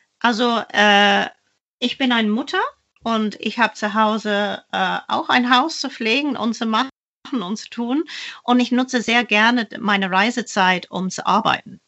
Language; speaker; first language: German; non-native, fluent; English